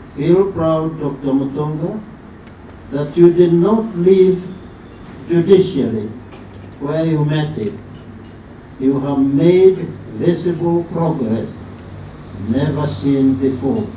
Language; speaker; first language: English; non-native, local second language; Kikuyu